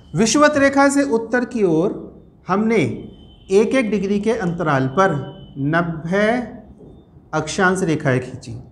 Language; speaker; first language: Hindi; native; Hindi